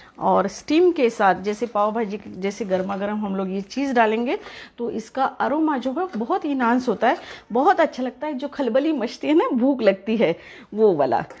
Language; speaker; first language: Hindi; non-native, local second language; Marathi